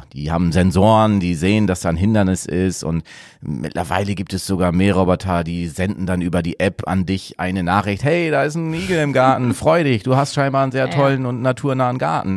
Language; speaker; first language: German; native; German